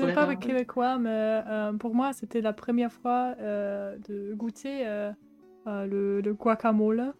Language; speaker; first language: French; non-native, fluent; German